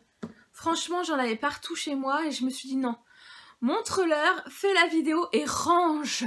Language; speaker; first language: French; native; French